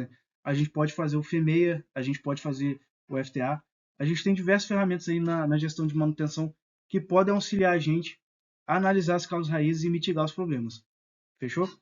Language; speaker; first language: Portuguese; native; Portuguese